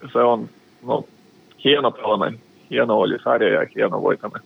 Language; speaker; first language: Finnish; non-native, learner; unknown